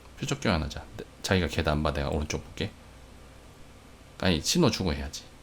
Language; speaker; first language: Korean; native; Korean